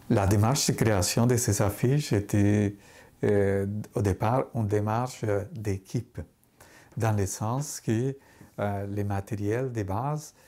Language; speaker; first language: French; non-native, fluent; Spanish